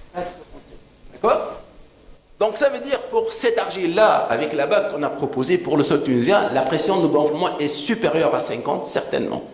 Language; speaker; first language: French; non-native, local second language; Arabic